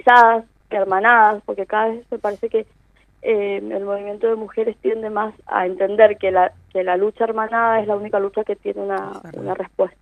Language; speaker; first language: Spanish; native; Spanish